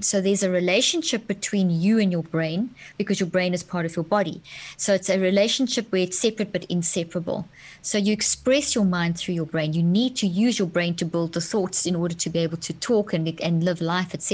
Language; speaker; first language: English; native; English